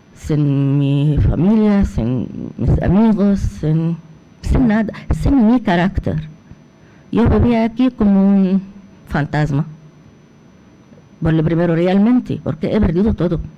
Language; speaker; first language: Spanish; non-native, fluent; Arabic